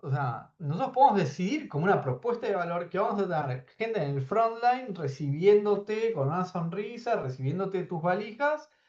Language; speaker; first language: Spanish; native; Spanish